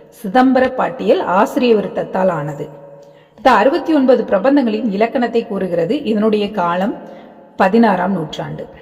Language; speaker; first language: Tamil; native; Tamil